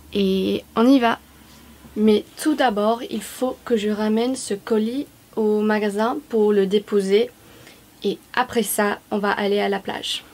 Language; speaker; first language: French; non-native, fluent; English